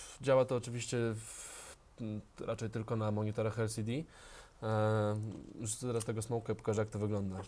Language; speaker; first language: Polish; native; Polish